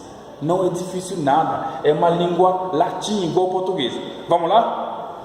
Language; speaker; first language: Portuguese; non-native, fluent; French